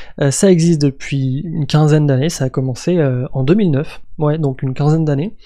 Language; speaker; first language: French; native; French